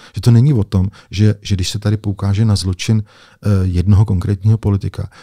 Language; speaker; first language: Czech; native; Czech